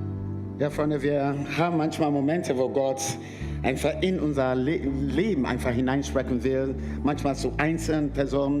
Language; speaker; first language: German; non-native, fluent; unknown